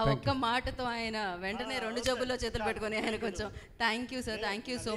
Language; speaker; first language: Telugu; native; Telugu